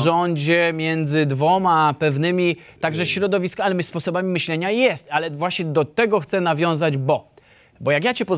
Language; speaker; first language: Polish; native; Polish